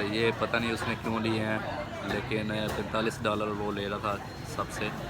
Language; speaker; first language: Urdu; non-native, local second language; Punjabi